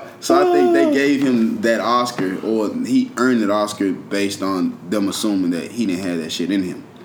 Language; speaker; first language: English; native; English